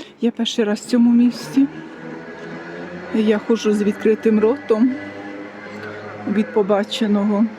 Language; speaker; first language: Ukrainian; native; Ukrainian